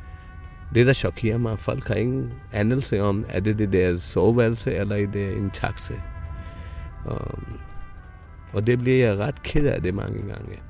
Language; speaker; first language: Danish; non-native, fluent; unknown